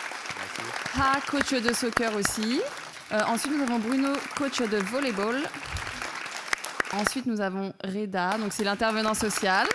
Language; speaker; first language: French; native; French